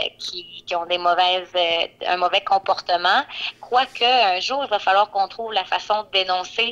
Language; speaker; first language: French; native; French